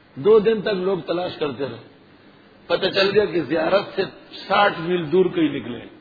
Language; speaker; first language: Urdu; non-native, local second language; Pashto